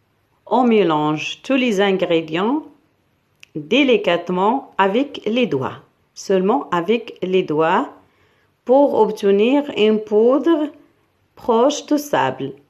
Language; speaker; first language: French; non-native, local second language; Arabic